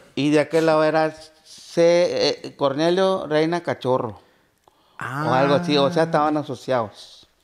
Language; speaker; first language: Spanish; native; Spanish